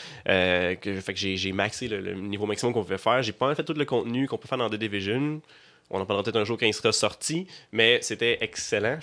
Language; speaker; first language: French; native; French